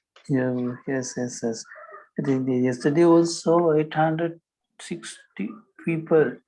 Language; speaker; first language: English; non-native, learner; Sinhala